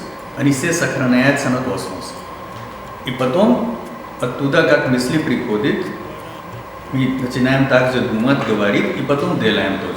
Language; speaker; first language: Russian; non-native, learner; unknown